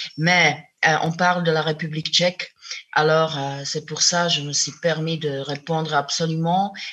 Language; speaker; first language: French; non-native, fluent; Czech